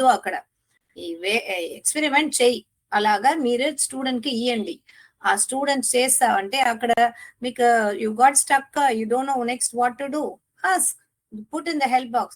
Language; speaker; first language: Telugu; non-native, learner; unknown